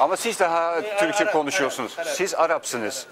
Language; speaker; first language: Turkish; non-native, fluent; Dutch